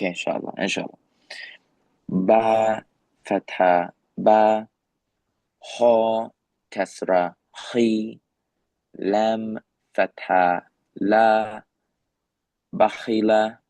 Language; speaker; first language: Arabic; non-native, learner; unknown